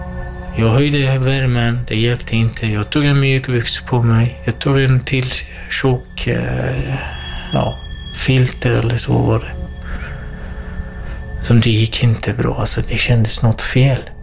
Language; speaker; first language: Swedish; non-native, learner; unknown